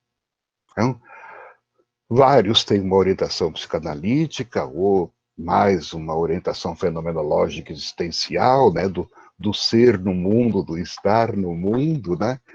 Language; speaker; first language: Portuguese; native; Portuguese